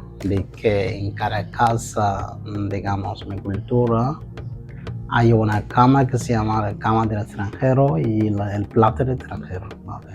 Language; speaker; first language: Spanish; non-native, learner; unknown